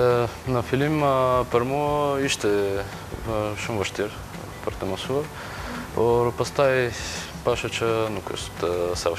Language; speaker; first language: Albanian; non-native, learner; Bulgarian